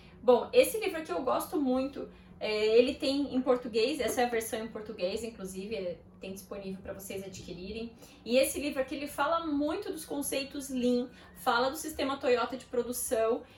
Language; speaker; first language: Portuguese; native; Portuguese